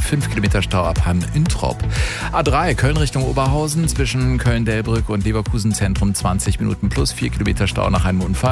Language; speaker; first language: German; native; German